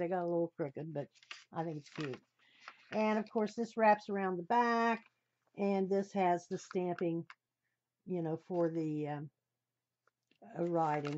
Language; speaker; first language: English; native; English